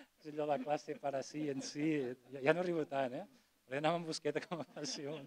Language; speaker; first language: Catalan; non-native, local second language; Spanish